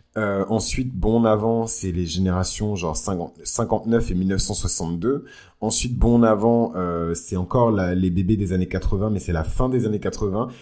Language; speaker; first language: French; early bilingual, other home language; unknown